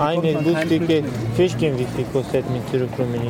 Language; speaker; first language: German; non-native, learner; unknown